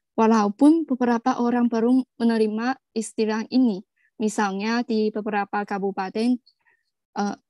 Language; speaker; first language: Indonesian; non-native, fluent; Chinese